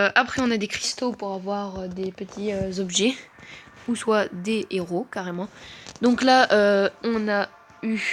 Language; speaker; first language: French; native; French